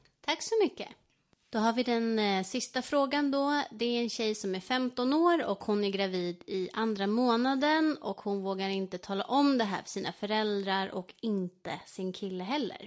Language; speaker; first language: Swedish; native; Swedish